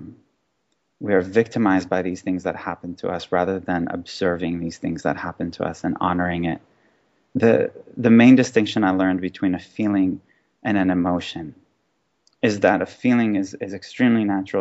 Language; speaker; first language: English; non-native, fluent; Hebrew